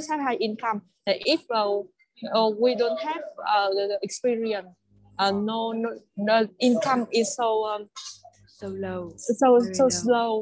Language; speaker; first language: English; non-native, learner; Vietnamese